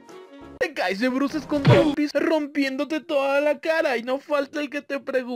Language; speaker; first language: Spanish; native; Spanish